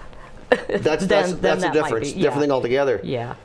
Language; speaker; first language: English; native; English